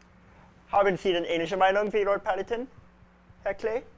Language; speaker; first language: German; non-native, fluent; English